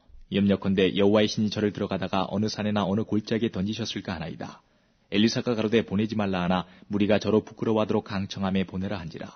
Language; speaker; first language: Korean; native; Korean